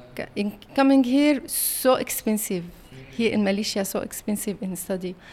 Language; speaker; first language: English; non-native, learner; Arabic